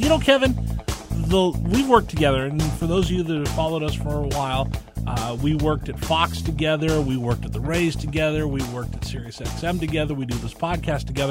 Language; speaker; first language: English; native; English